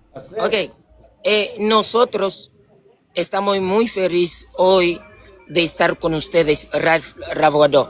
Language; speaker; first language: Spanish; non-native, local second language; Haitian Creole